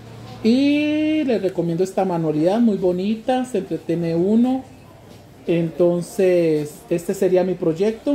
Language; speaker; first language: Spanish; native; Spanish